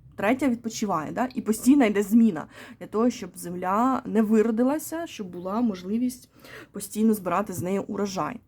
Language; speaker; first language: Ukrainian; non-native, local second language; Russian